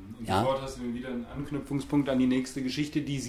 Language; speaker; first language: German; native; German